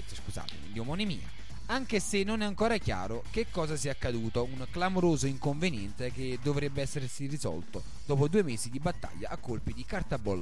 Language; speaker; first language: Italian; native; Italian